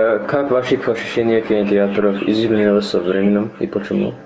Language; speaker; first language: Russian; non-native, learner; English